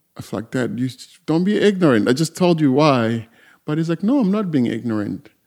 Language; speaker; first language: English; non-native, fluent; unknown